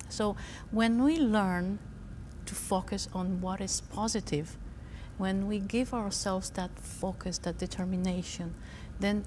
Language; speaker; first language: English; non-native, fluent; Romanian